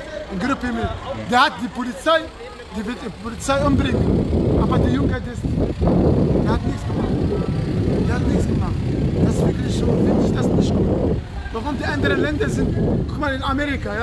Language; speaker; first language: German; non-native, learner; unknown